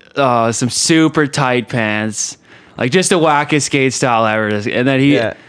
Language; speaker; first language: English; native; English